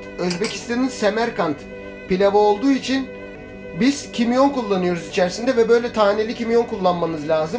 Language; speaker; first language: Turkish; native; Turkish